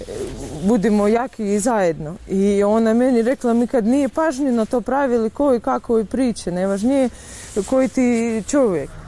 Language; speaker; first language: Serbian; non-native, learner; Russian